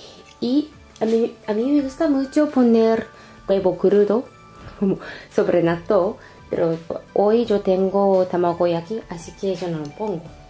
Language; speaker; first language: Spanish; non-native, fluent; Japanese